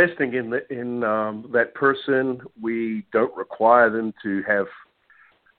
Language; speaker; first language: English; native; English